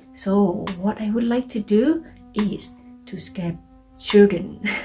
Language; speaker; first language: English; non-native, learner; Thai